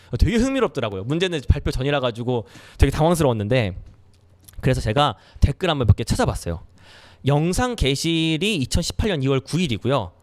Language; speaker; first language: Korean; native; Korean